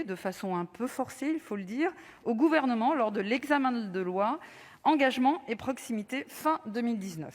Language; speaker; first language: French; native; French